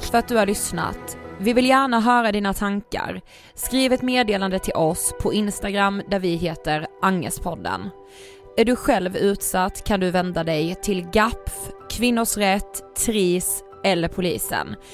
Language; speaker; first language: Swedish; native; Swedish